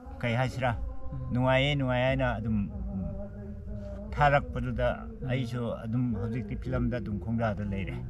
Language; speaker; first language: Manipuri; non-native, local second language; Rongmei Naga